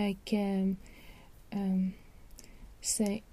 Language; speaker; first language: French; non-native, learner; Latvian